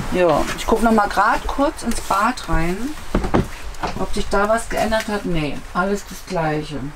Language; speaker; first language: German; native; German